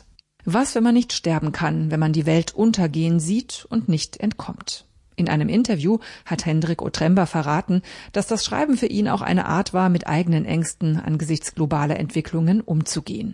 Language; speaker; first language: German; native; German